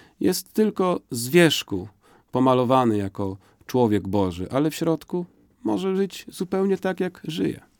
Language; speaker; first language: Polish; native; Polish